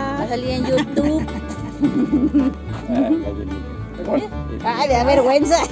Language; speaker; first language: Spanish; native; Spanish